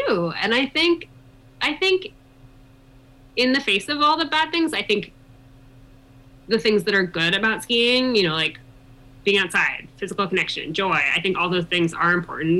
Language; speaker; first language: English; native; English